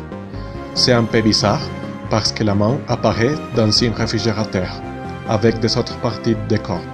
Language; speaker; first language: French; non-native, learner; Spanish